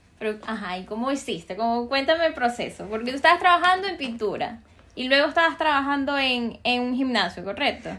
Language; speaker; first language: Spanish; native; Spanish